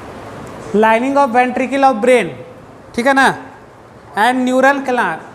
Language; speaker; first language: Hindi; native; Hindi